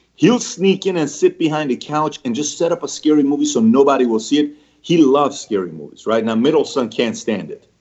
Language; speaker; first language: English; early bilingual, other home language; Persian